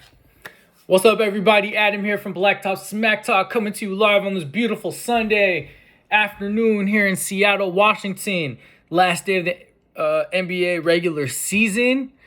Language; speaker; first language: English; native; English